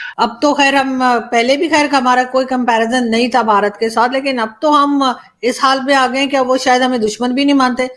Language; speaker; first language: Hindi; native; Hindi